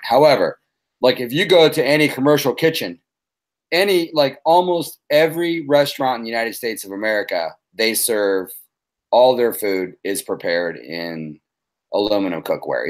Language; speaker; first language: English; native; English